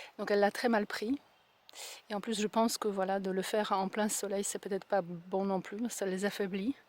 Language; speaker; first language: French; non-native, fluent; Polish